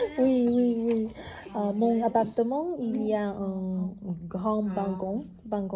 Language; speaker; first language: French; non-native, learner; Vietnamese